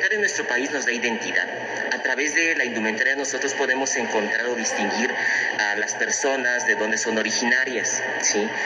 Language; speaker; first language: Spanish; native; Spanish